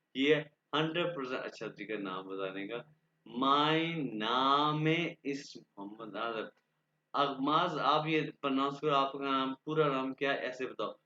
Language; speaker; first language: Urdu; non-native, local second language; Punjabi